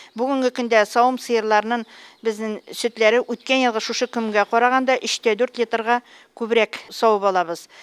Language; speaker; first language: Tatar; native; Tatar